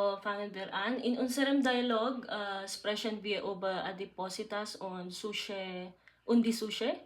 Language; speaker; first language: German; non-native, learner; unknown